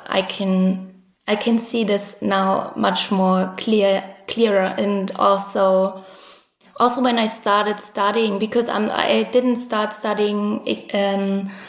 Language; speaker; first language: English; non-native, fluent; German